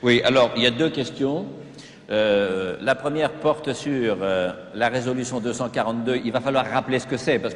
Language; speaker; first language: French; native; French